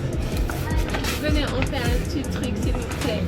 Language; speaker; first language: French; non-native, local second language; Wolof